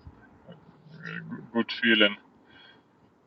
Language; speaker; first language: English; non-native, learner; Russian